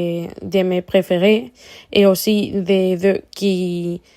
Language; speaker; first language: French; non-native, learner; Spanish